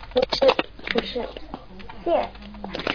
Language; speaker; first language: Chinese; non-native, learner; Korean